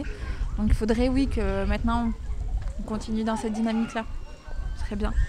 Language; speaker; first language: French; native; French